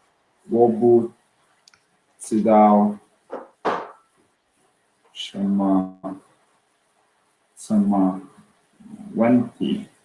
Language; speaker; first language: Chinese; non-native, learner; English